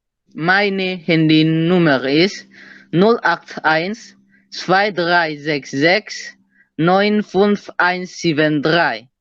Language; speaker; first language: German; non-native, learner; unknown